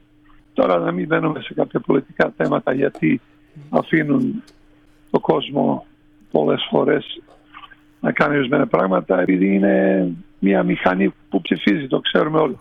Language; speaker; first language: Greek; non-native, fluent; Serbian